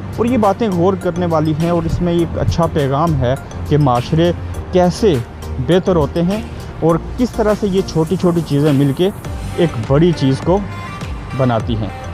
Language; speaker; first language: Urdu; non-native, local second language; Punjabi